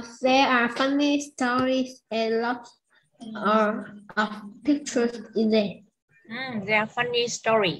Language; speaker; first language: English; non-native, fluent; Vietnamese